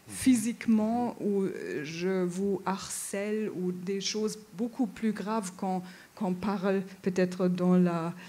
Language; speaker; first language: French; non-native, fluent; German